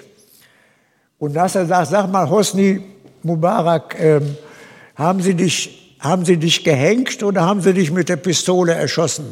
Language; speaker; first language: German; native; German